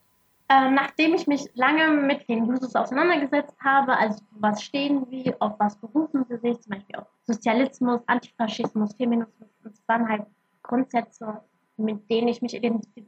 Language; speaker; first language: German; early bilingual, other home language; Arabic